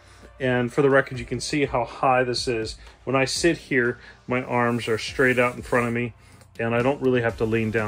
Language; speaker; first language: English; native; English